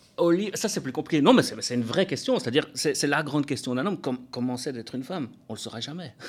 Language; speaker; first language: French; native; French